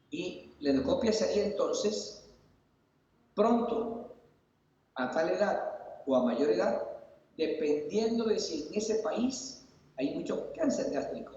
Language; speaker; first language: Spanish; native; Spanish